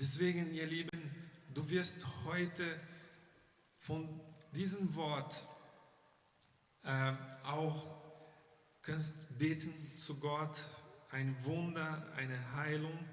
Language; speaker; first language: German; non-native, fluent; Portuguese